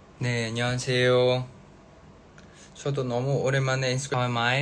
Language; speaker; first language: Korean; non-native, fluent; Thai